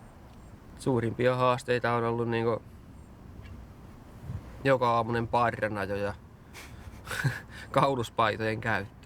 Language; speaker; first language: Finnish; native; Finnish